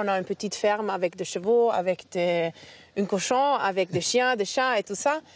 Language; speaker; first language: French; non-native, fluent; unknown